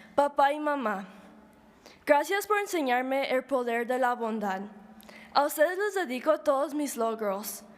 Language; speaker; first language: Spanish; early bilingual, heritage; Spanish